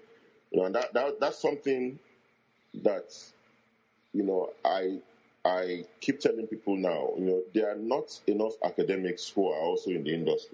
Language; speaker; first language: English; non-native, local second language; Bini